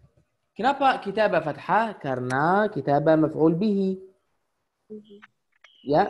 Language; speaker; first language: Indonesian; non-native, fluent; Arabic